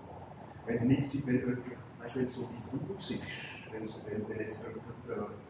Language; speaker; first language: German; non-native, local second language; Romansh